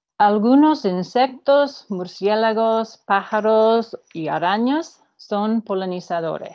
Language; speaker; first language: Spanish; non-native, fluent; English